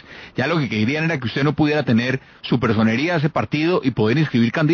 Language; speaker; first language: Spanish; native; Spanish